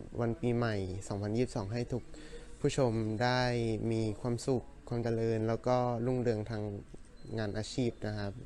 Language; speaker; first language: Thai; early bilingual, heritage; Thai